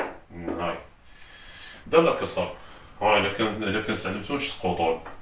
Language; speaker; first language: Arabic; native; Arabic